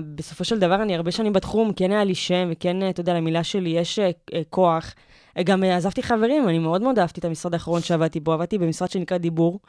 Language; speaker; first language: Hebrew; native; Hebrew